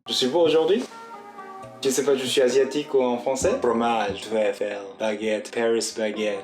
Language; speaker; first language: French; non-native, fluent; Korean